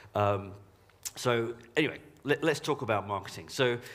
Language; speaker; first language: English; native; English